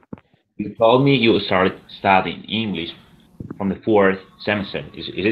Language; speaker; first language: English; non-native, fluent; Spanish